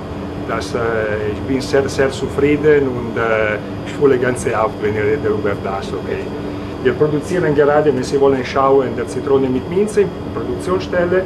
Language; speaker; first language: German; non-native, learner; Italian